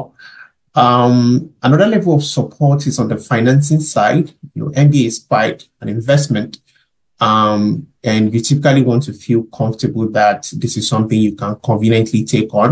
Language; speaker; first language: English; non-native, local second language; Yoruba